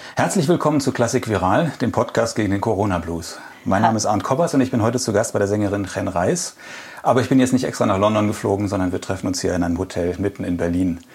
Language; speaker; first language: German; native; German